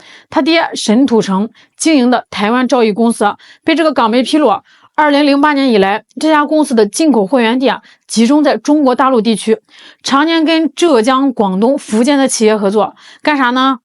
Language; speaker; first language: Chinese; native; Chinese